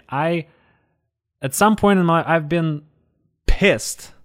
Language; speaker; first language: English; non-native, fluent; Russian